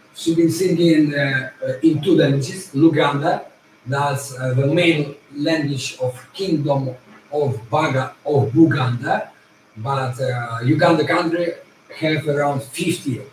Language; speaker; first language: English; non-native, fluent; Russian